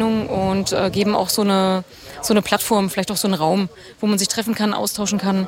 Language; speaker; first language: German; native; German